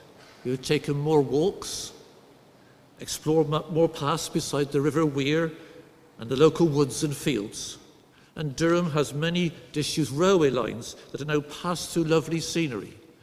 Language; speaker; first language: English; native; English